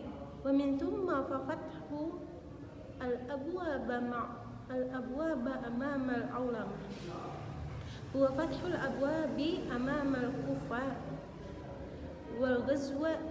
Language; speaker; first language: Arabic; non-native, learner; Indonesian